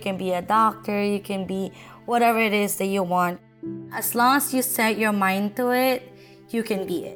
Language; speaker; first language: English; non-native, local second language; Filipino